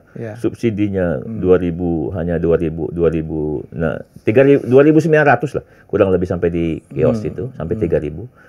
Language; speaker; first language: Indonesian; native; Indonesian